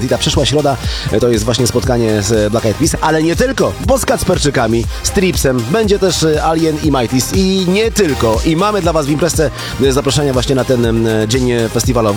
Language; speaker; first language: Polish; native; Polish